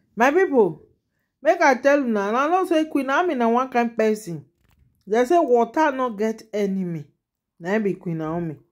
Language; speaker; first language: Nigerian Pidgin; non-native, local second language; Yoruba